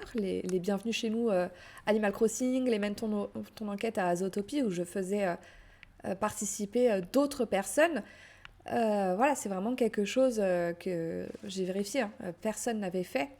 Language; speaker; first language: French; native; French